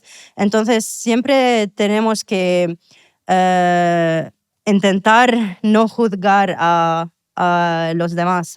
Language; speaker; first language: Spanish; non-native, fluent; Arabic